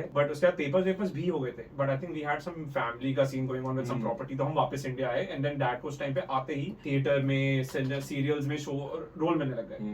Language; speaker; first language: Hindi; native; Hindi